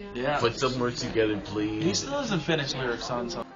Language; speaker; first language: English; native; English